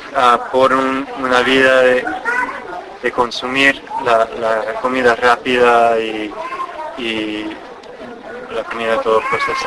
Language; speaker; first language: Spanish; non-native, fluent; English